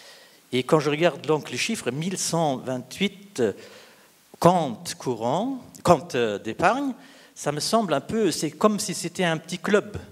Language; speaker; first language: French; non-native, local second language; Luxembourgish